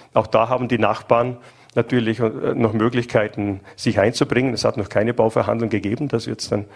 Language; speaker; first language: German; native; German